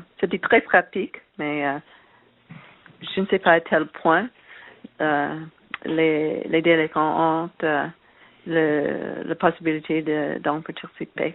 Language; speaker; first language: French; non-native, learner; English